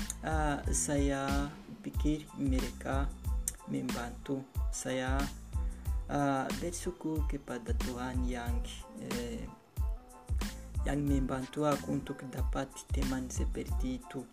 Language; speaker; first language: Indonesian; non-native, learner; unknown